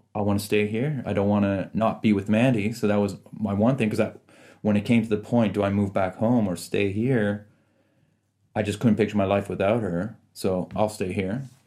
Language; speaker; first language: English; native; English